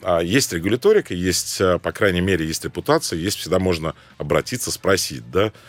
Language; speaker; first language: Russian; non-native, fluent; Arabic